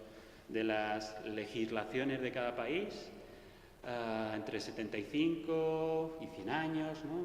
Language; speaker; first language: Spanish; native; Spanish